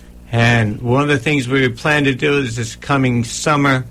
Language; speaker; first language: English; native; English